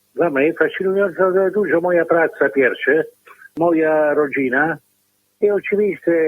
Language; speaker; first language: Polish; non-native, learner; Italian